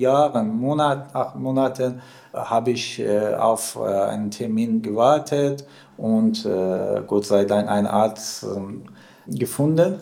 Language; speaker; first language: German; non-native, learner; Persian